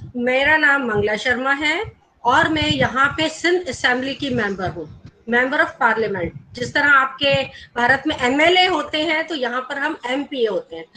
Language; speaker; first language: Urdu; non-native, local second language; Gujarati